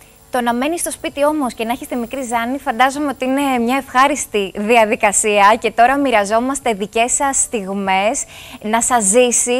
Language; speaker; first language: Greek; native; Greek